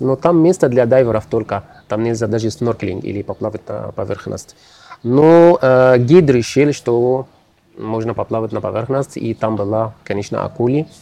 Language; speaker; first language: Russian; non-native, learner; Arabic